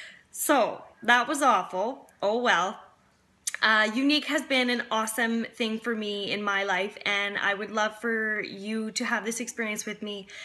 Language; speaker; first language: English; native; English